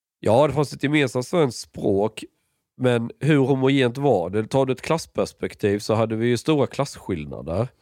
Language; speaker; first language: Swedish; native; Swedish